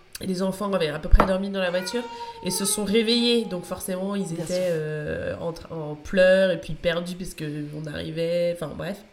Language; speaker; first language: French; native; French